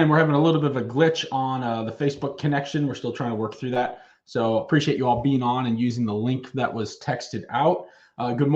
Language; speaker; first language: English; native; English